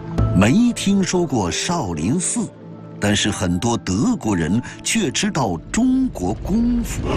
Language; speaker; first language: Chinese; native; Chinese